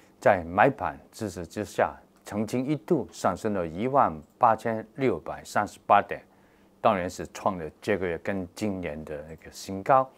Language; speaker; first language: Chinese; non-native, local second language; Cantonese